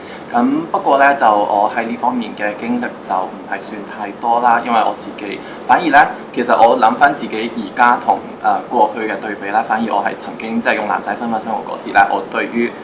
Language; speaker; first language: Cantonese; native; Cantonese